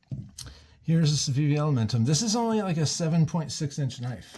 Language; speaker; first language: English; native; English